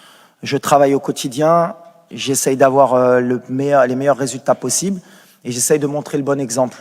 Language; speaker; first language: French; native; French